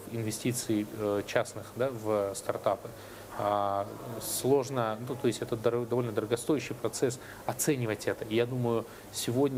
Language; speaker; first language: Russian; native; Russian